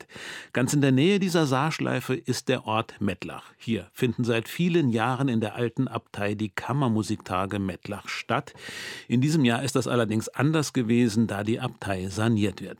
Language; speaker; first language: German; native; German